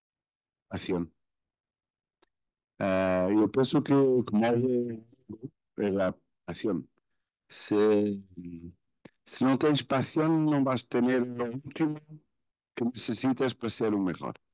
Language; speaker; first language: Spanish; non-native, fluent; Portuguese